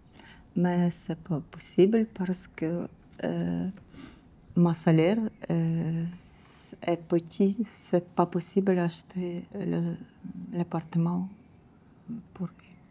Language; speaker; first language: French; non-native, learner; Ukrainian